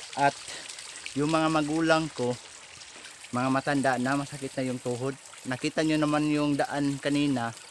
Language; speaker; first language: Filipino; non-native, local second language; Cebuano